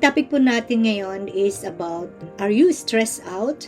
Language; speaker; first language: English; non-native, local second language; Filipino